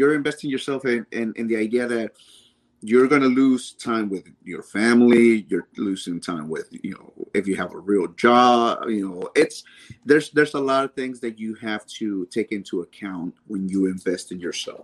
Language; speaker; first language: English; native; English